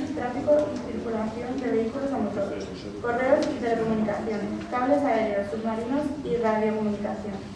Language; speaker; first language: Spanish; native; Spanish